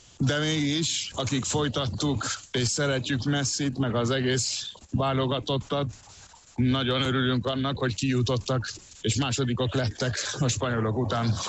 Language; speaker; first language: Hungarian; early bilingual, heritage; Hungarian